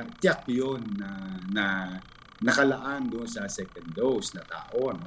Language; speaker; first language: Filipino; native; Filipino